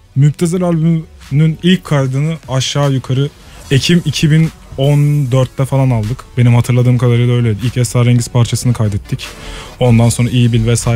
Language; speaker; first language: Turkish; native; Turkish